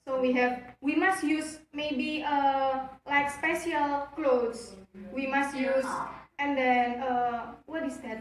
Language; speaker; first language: English; non-native, learner; Javanese